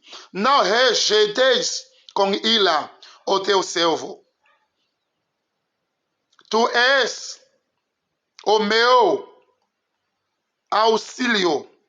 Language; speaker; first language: Portuguese; non-native, learner; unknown